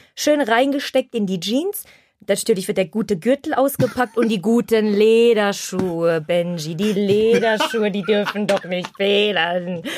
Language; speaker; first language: German; early bilingual, heritage; Polish